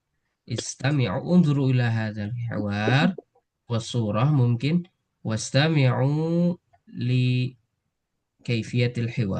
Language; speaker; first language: Arabic; non-native, local second language; Indonesian